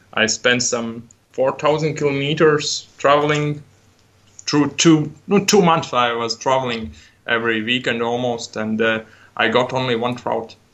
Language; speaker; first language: English; non-native, learner; Latvian